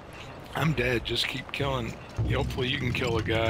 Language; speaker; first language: English; native; English